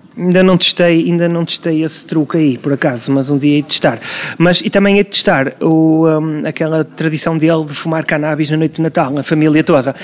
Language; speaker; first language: Portuguese; native; Portuguese